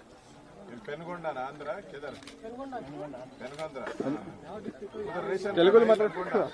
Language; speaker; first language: Hindi; non-native, local second language; Kannada